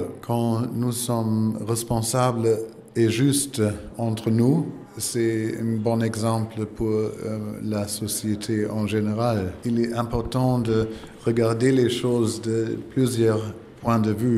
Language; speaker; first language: French; non-native, fluent; German